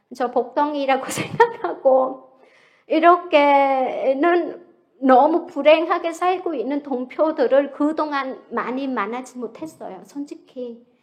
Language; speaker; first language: Korean; non-native, fluent; Vietnamese